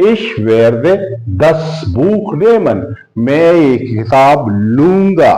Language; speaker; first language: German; non-native, fluent; Urdu